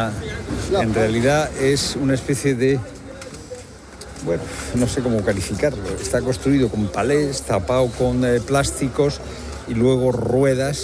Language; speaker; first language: Spanish; native; Spanish